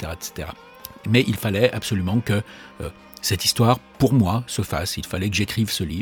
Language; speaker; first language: French; native; French